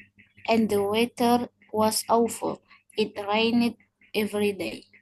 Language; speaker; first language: English; non-native, learner; Indonesian